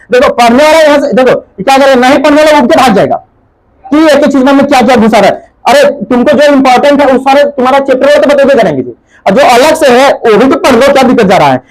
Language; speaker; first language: Hindi; native; Hindi